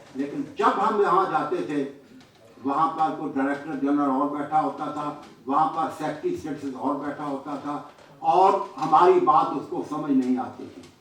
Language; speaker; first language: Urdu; non-native, local second language; Punjabi